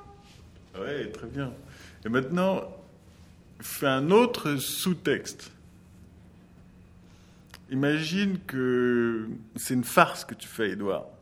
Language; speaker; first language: French; native; French